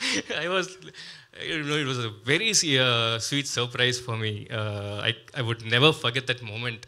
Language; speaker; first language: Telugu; non-native, learner; Tamil